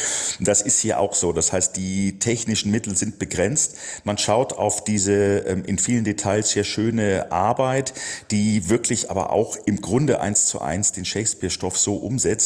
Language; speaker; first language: German; native; German